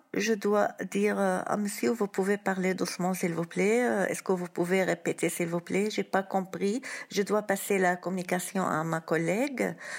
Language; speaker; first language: French; non-native, fluent; Arabic